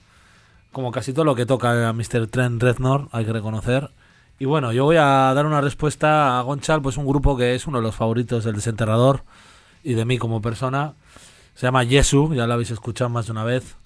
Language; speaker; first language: Spanish; native; Spanish